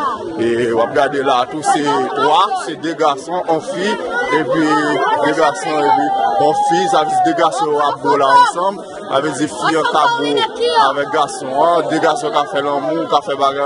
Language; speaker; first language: French; non-native, local second language; Haitian Creole